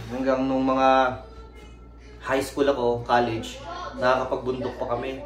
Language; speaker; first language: Filipino; native; Filipino